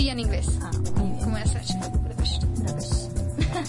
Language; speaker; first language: Spanish; non-native, fluent; Hungarian